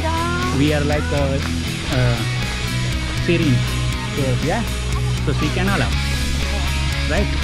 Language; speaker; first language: English; non-native, learner; Hindi